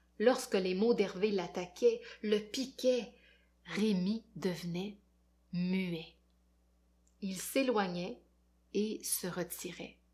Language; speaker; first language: French; native; French